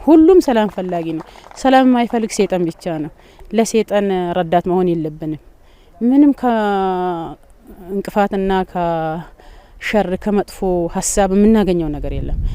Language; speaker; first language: Amharic; non-native, local second language; Oromo